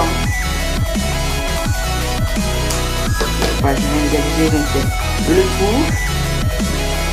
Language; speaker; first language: French; native; French